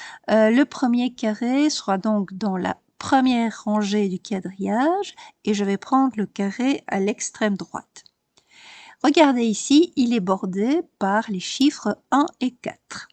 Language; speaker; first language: French; native; French